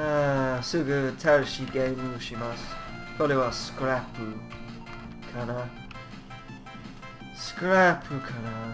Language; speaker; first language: Japanese; non-native, learner; English